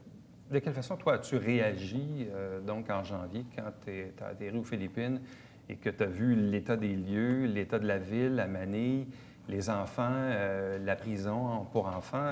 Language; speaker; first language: French; native; French